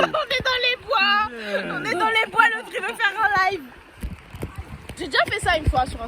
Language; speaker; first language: French; native; French